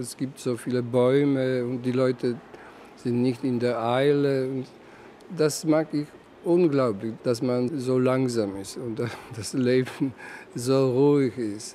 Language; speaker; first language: German; non-native, fluent; Polish